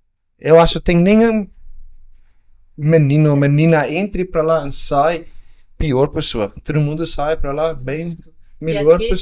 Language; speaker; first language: Portuguese; non-native, learner; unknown